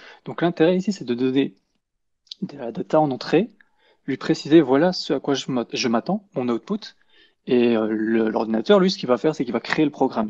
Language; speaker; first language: French; native; French